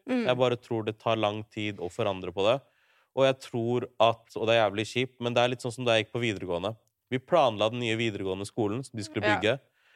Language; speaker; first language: Norwegian; early bilingual, other home language; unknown